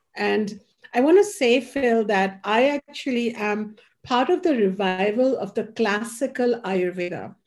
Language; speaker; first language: English; non-native, local second language; Hindi